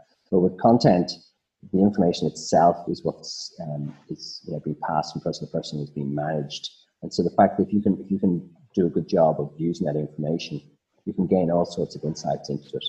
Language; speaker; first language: English; native; English